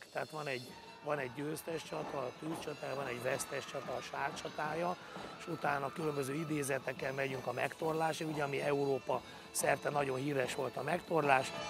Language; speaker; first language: Hungarian; native; Hungarian